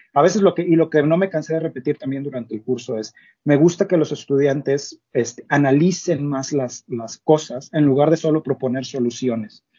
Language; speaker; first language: Spanish; native; Spanish